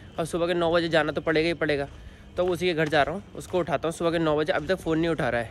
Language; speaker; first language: Hindi; native; Hindi